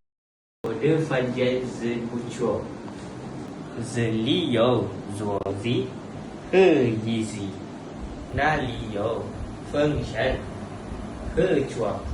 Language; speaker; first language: Chinese; non-native, learner; Malay